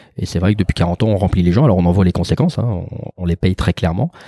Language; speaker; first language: French; native; French